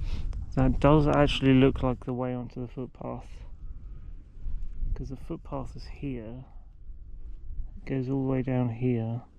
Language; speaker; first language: English; native; English